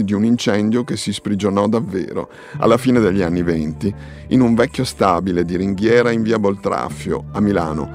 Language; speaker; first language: Italian; native; Italian